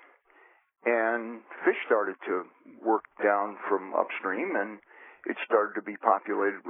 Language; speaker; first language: English; native; English